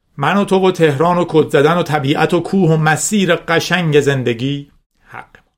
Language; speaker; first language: Persian; non-native, local second language; Azerbaijani